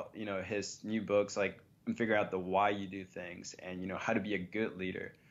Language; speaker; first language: English; early bilingual, other home language; Spanish